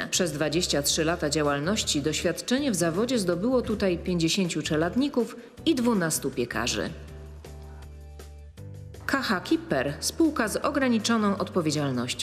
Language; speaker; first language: Polish; native; Polish